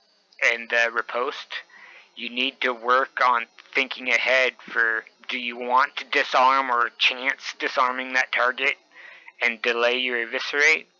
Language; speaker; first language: English; native; English